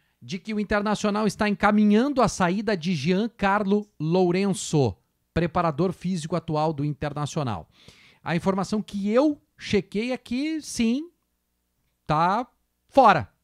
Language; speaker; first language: Portuguese; native; Portuguese